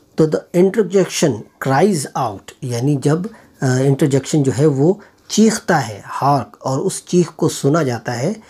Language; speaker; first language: Urdu; native; Urdu